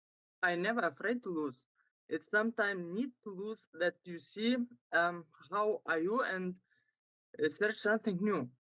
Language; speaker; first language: English; non-native, learner; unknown